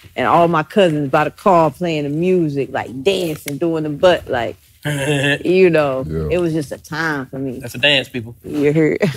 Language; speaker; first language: English; native; English